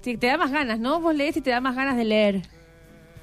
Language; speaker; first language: Spanish; native; Spanish